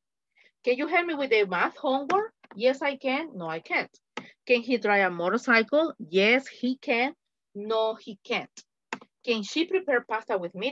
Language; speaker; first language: English; non-native, fluent; Spanish